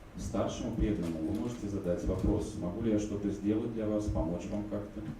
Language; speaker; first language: Russian; native; Russian